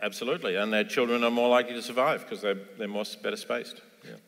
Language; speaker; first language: English; native; English